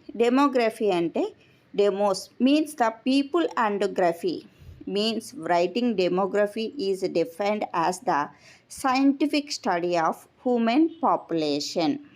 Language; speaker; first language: English; non-native, local second language; Telugu